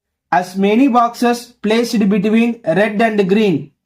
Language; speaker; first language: English; non-native, local second language; Tamil